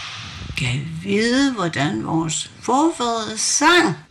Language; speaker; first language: Danish; non-native, local second language; Kalaallisut